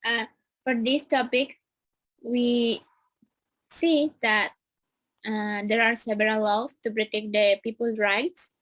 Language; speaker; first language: English; non-native, learner; Spanish